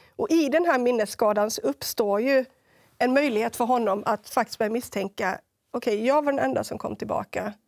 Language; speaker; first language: Swedish; native; Swedish